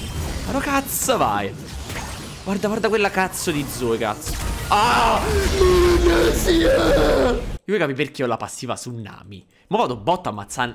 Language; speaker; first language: Italian; native; Italian